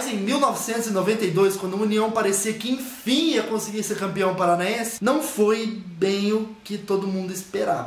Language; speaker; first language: Portuguese; native; Portuguese